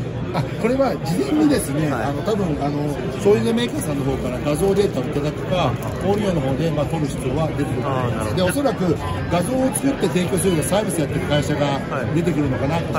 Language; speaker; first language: Japanese; native; Japanese